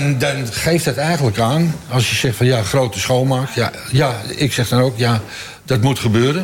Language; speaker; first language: Dutch; native; Dutch